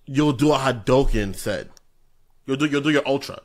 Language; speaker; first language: English; native; English